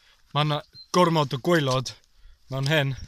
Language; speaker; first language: Welsh; non-native, local second language; English